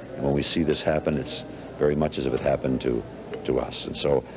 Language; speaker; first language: English; native; English